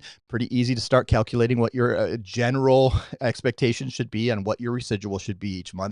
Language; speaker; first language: English; native; English